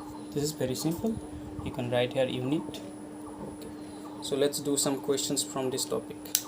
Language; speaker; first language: English; non-native, local second language; Hindi